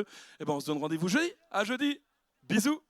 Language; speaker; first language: French; native; French